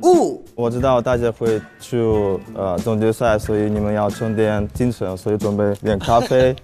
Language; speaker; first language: Chinese; non-native, fluent; Russian